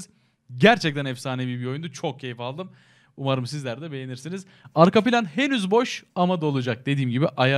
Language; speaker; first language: Turkish; native; Turkish